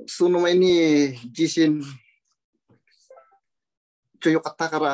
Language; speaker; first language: Japanese; non-native, learner; Filipino